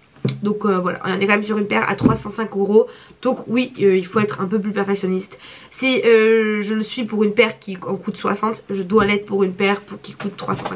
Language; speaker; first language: French; native; French